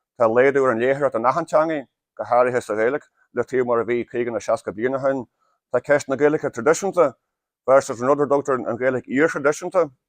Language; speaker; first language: Irish; native; Irish